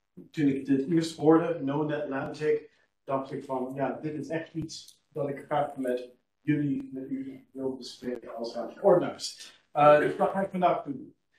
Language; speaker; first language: Dutch; non-native, fluent; English